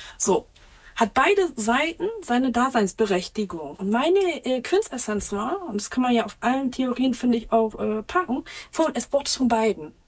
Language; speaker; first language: German; early bilingual, other home language; Turkish